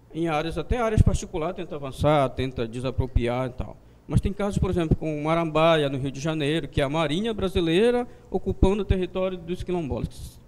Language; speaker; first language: Portuguese; native; Portuguese